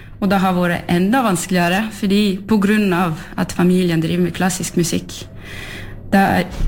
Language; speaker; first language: Norwegian; non-native, fluent; French